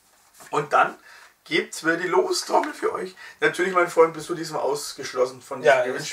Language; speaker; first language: German; native; German